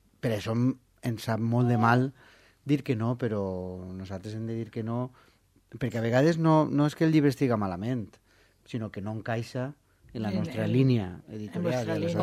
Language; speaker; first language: Catalan; non-native, local second language; Spanish